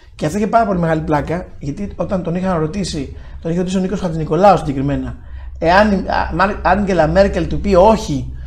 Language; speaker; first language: Greek; native; Greek